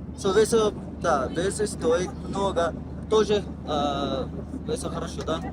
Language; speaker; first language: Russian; non-native, learner; Bangla